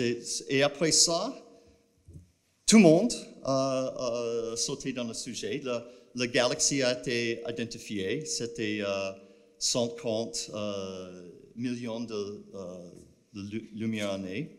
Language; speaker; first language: French; non-native, fluent; English